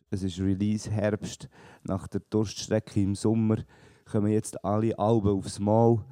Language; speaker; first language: German; native; German